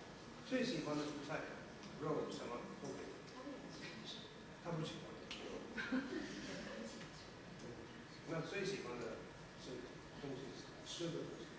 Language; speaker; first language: Chinese; non-native, fluent; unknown